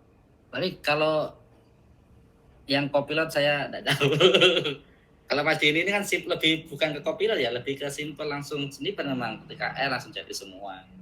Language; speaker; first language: Indonesian; native; Indonesian